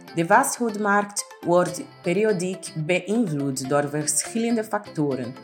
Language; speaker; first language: Dutch; non-native, fluent; Portuguese